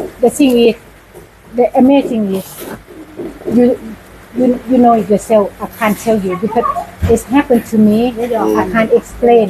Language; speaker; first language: English; non-native, learner; Thai